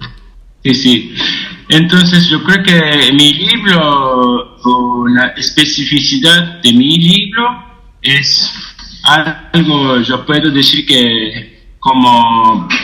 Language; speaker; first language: Spanish; non-native, fluent; Japanese